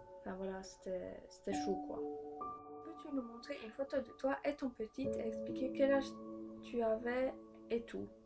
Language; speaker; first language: French; early bilingual, other home language; Polish